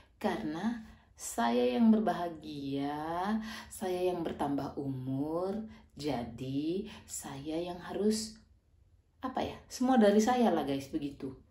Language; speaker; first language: Indonesian; non-native, local second language; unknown